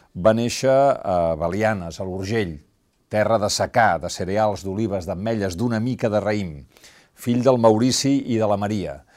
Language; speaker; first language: Catalan; native; Catalan